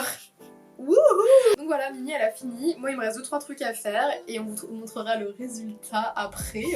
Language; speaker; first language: French; native; French